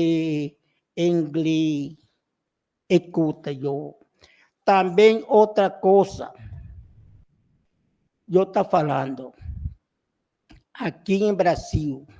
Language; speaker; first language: Portuguese; non-native, learner; Spanish